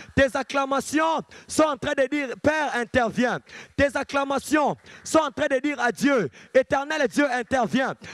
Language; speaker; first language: French; non-native, local second language; Lingala